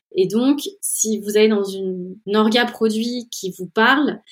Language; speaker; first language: French; native; French